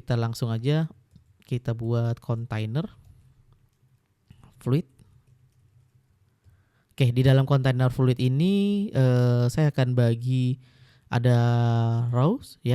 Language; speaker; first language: Indonesian; native; Indonesian